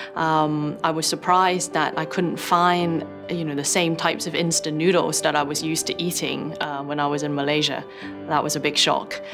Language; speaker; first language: English; early bilingual, other home language; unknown